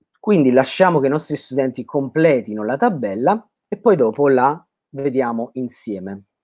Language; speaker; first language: Italian; native; Italian